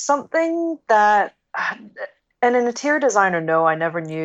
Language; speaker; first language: English; non-native, local second language; Cantonese